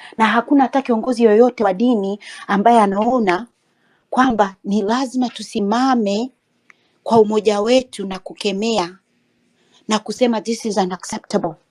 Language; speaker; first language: Swahili; native; Swahili